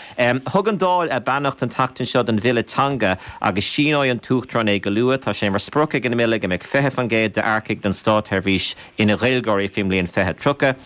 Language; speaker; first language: Irish; native; Irish